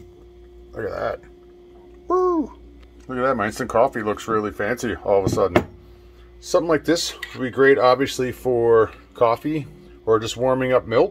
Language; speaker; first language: English; native; English